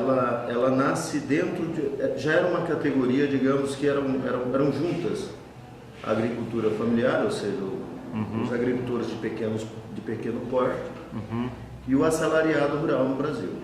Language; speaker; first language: Portuguese; native; Portuguese